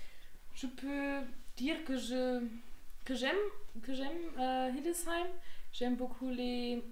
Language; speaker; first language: French; non-native, fluent; German